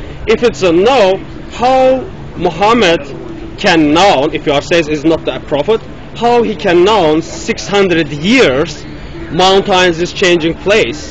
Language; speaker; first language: English; non-native, learner; Turkish